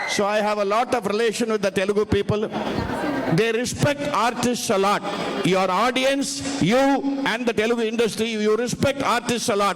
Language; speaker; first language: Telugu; non-native, learner; Punjabi